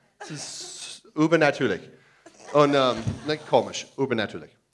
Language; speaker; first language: German; non-native, learner; English